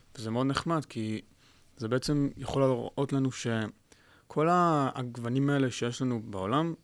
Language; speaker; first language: Hebrew; native; Hebrew